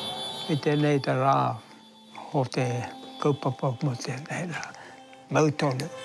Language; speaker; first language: Māori; non-native, local second language; English